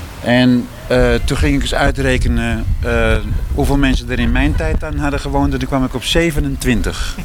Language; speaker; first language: Dutch; native; Dutch